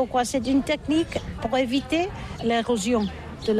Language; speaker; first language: French; non-native, learner; Catalan